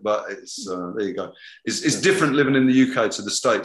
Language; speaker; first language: English; native; English